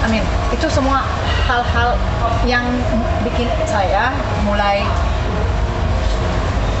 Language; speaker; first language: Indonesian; non-native, fluent; Spanish